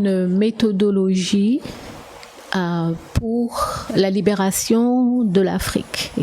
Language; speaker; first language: French; native; French